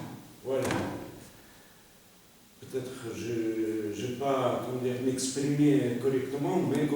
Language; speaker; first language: French; non-native, learner; Russian